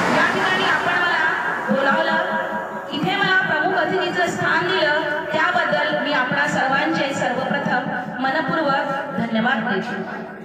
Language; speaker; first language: Marathi; non-native, local second language; Gondi